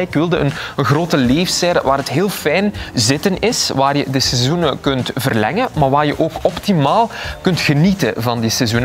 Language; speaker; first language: Dutch; native; Dutch